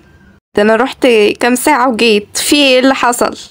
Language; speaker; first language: Arabic; native; Arabic